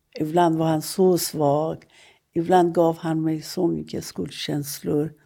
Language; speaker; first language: Swedish; non-native, fluent; Persian